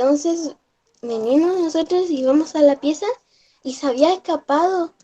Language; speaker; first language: Spanish; native; Spanish